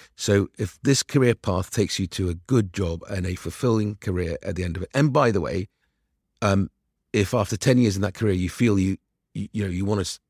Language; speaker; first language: English; early bilingual, other home language; Arabic